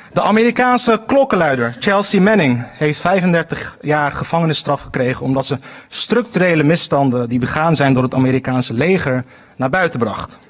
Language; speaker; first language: Dutch; early bilingual, other home language; Turkish